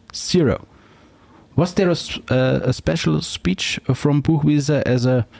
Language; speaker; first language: English; non-native, fluent; German